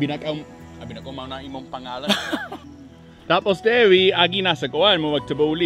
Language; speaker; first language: Cebuano; non-native, learner; English